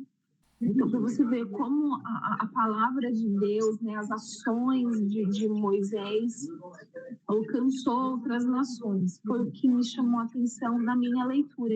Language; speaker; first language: Portuguese; native; Portuguese